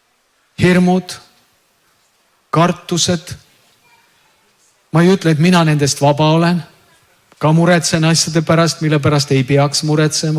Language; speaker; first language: Estonian; native; Estonian